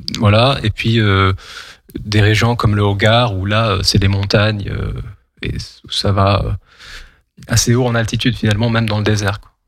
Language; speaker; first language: French; non-native, local second language; Kabyle